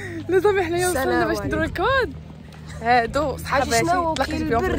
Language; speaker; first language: Arabic; native; Arabic